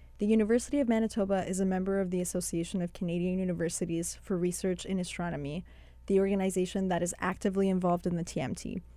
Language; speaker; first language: English; early bilingual, other home language; Persian